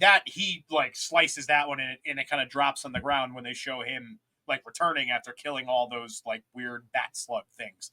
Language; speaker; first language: English; native; English